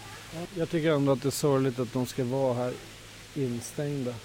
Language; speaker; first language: Swedish; native; Swedish